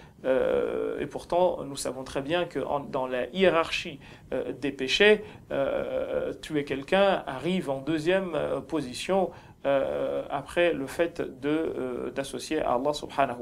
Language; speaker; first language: French; non-native, local second language; Ngazidja Comorian